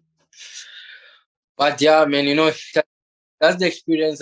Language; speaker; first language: English; non-native, local second language; Southern Sotho